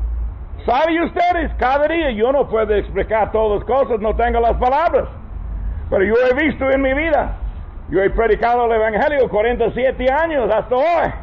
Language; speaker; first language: Spanish; non-native, learner; English